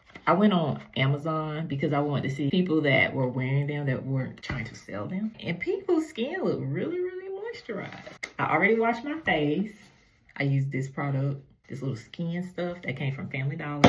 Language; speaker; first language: English; native; English